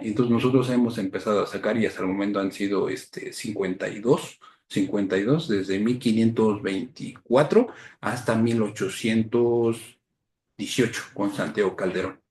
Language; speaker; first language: Spanish; native; Spanish